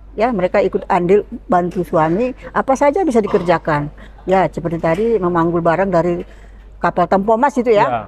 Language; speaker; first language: Indonesian; native; Indonesian